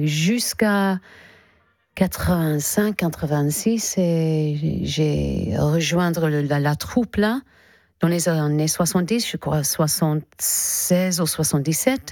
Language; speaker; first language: French; non-native, fluent; English